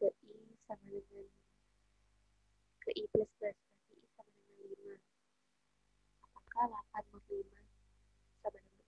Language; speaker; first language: Indonesian; native; Indonesian